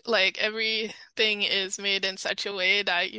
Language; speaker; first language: English; non-native, fluent; French